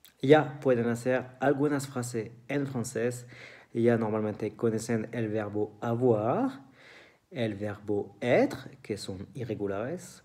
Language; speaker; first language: Spanish; non-native, fluent; French